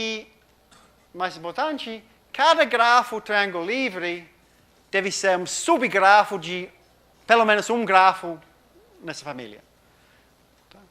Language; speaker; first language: Portuguese; non-native, fluent; English